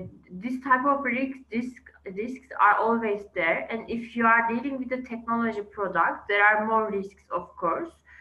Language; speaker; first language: English; non-native, fluent; Turkish